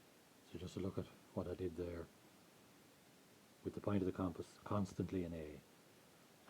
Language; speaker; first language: English; native; English